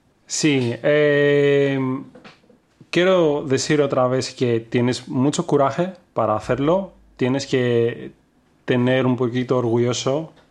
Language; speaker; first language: Spanish; non-native, fluent; Greek